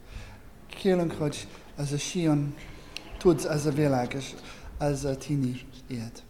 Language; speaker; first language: Hungarian; non-native, learner; English